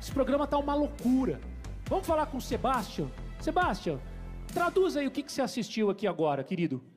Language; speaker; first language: Portuguese; native; Portuguese